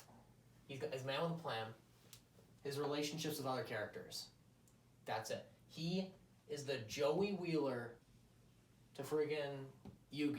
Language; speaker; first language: English; native; English